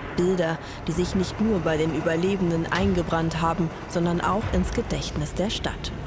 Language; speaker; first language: German; native; German